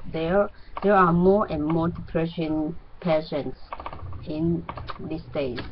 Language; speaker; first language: English; non-native, learner; Chinese